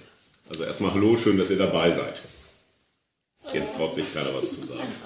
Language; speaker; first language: German; native; German